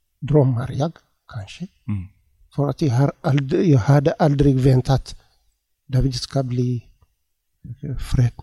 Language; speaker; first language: Swedish; non-native, learner; Tigrinya